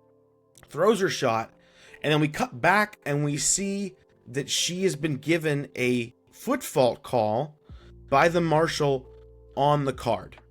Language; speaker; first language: English; native; English